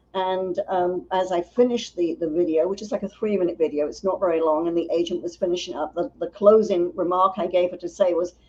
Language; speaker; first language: English; native; English